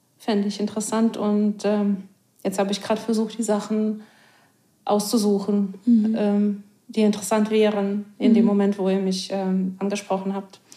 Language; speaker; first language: German; non-native, fluent; Russian